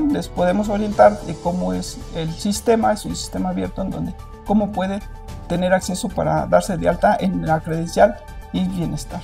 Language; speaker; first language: Spanish; native; Spanish